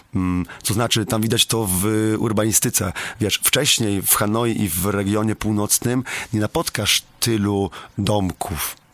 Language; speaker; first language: Polish; native; Polish